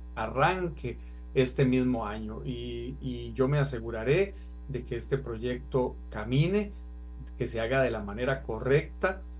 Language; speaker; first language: Spanish; native; Spanish